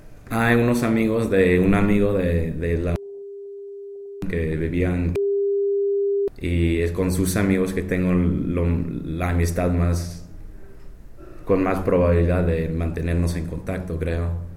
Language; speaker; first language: Spanish; non-native, fluent; English